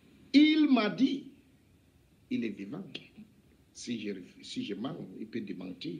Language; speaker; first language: French; non-native, local second language; English